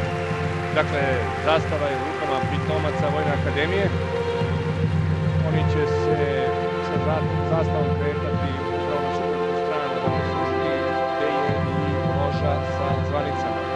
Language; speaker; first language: Bosnian; native; Bosnian